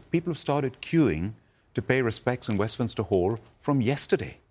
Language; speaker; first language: English; non-native, local second language; Gujarati